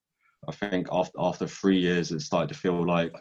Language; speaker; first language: English; native; English